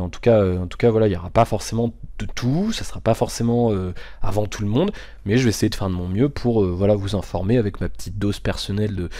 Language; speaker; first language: French; native; French